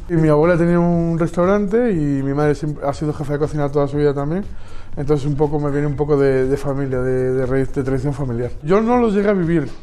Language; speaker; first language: Spanish; native; Spanish